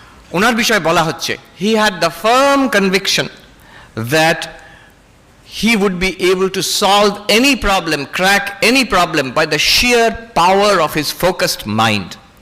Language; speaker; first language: English; non-native, local second language; Bangla